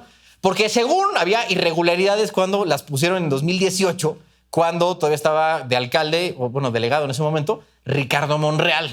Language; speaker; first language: Spanish; native; Spanish